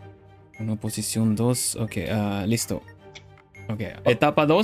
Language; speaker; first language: Spanish; non-native, learner; Dutch